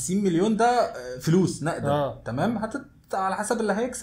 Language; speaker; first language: Arabic; native; Arabic